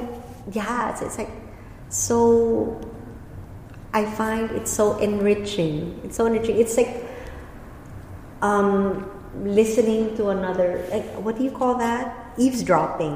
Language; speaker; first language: English; native; English